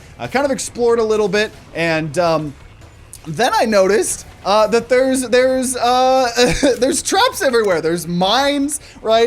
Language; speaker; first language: English; native; English